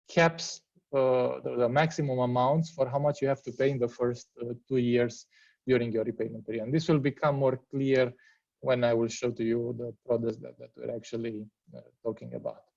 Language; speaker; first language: English; non-native, fluent; Romanian